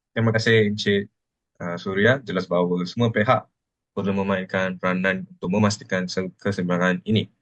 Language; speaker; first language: Malay; non-native, local second language; Telugu